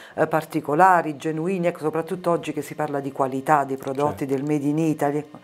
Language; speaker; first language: Italian; native; Italian